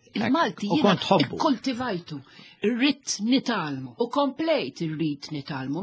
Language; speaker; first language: Maltese; non-native, local second language; English